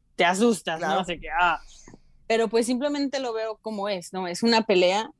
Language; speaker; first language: Spanish; native; Spanish